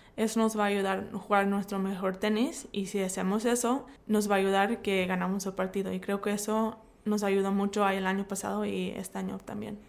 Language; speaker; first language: Spanish; early bilingual, heritage; Spanish